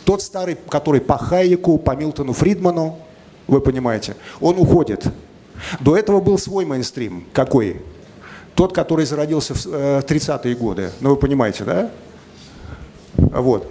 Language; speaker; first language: Russian; native; Russian